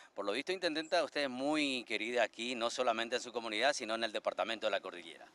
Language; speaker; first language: Spanish; native; Spanish